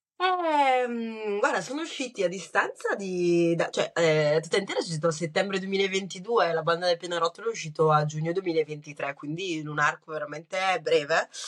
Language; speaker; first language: Italian; early bilingual, other home language; Kinyarwanda